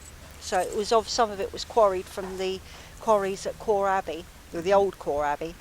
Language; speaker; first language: English; native; English